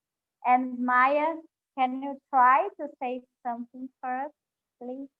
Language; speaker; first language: English; non-native, learner; Portuguese